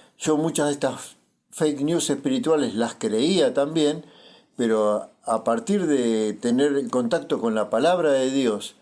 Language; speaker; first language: Spanish; native; Spanish